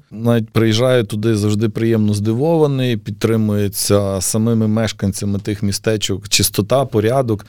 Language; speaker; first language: Ukrainian; native; Ukrainian